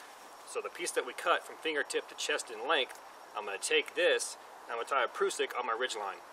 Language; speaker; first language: English; native; English